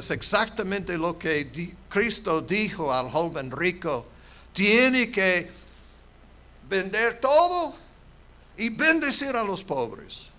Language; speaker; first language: Spanish; non-native, fluent; English